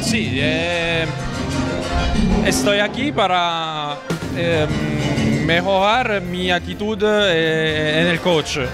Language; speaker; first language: Spanish; non-native, learner; Italian